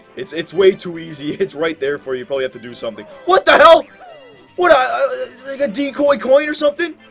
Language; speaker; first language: English; native; English